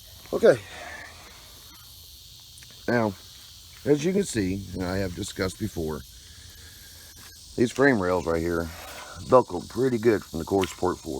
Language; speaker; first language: English; native; English